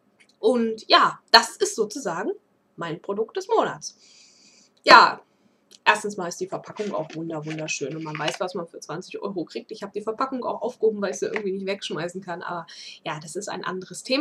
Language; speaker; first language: German; native; German